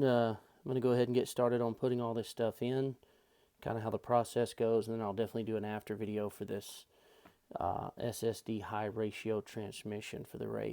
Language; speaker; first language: English; native; English